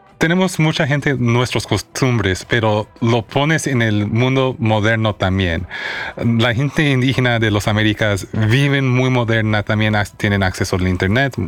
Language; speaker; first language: Spanish; early bilingual, heritage; Spanish